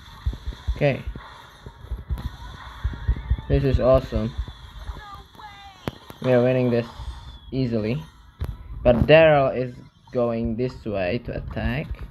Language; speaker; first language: English; non-native, learner; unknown